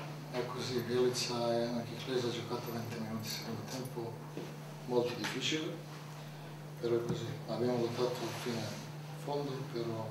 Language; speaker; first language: Italian; non-native, fluent; Serbian